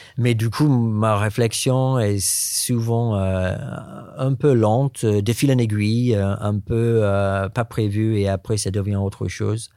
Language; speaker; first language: French; non-native, fluent; English